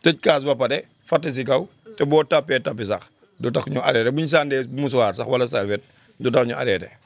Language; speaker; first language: Wolof; non-native, local second language; Fula